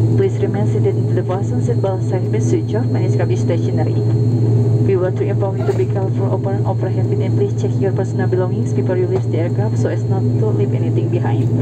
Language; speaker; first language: English; non-native, fluent; Indonesian